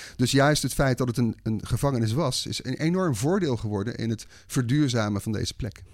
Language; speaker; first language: Dutch; native; Dutch